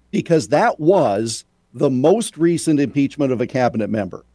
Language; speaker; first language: English; native; English